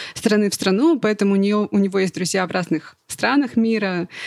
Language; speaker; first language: Russian; native; Russian